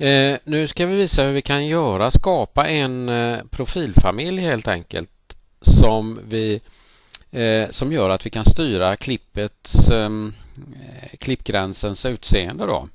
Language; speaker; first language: Swedish; native; Swedish